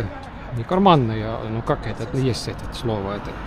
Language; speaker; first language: Russian; non-native, local second language; Estonian